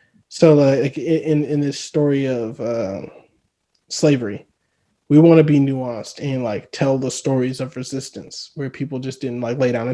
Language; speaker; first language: English; native; English